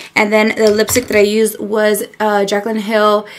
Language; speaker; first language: English; early bilingual, other home language; Spanish